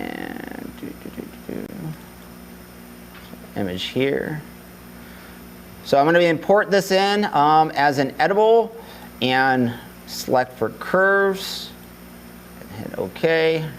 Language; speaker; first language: English; native; English